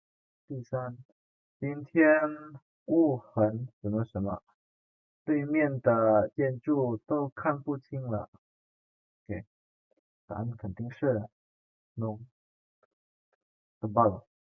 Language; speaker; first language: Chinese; non-native, fluent; Indonesian